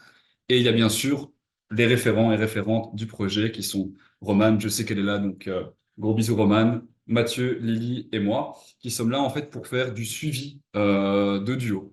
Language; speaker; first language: French; native; French